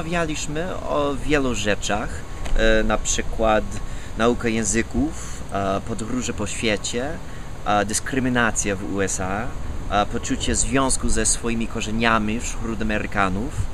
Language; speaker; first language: Polish; non-native, fluent; English